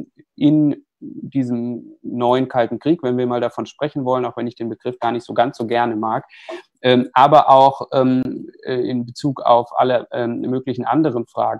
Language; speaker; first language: German; native; German